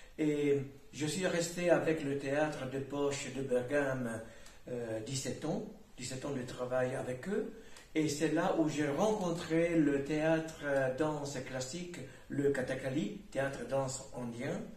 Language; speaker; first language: French; non-native, fluent; Italian